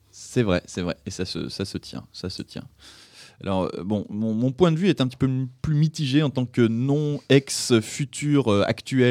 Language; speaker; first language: French; native; French